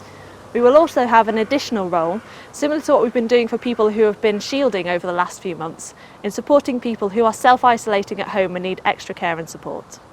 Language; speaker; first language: English; native; English